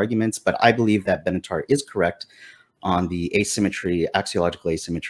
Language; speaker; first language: English; native; English